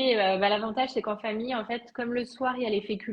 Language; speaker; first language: French; native; French